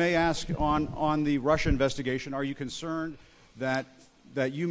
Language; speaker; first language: English; native; English